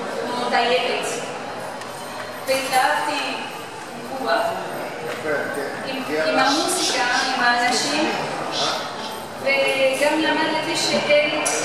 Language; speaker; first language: Hebrew; non-native, learner; French